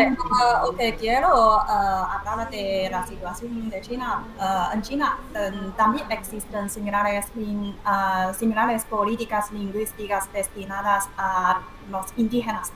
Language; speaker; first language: Spanish; non-native, fluent; Chinese